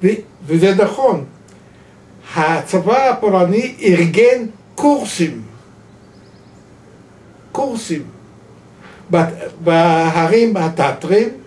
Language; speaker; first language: Hebrew; non-native, fluent; Yiddish